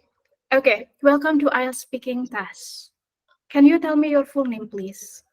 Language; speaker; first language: English; non-native, fluent; Indonesian